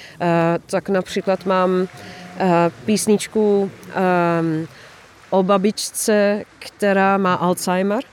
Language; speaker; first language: Czech; non-native, fluent; Dutch